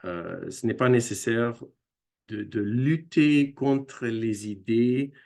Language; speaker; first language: French; non-native, fluent; English